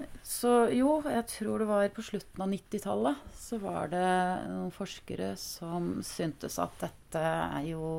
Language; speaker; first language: Norwegian; native; Norwegian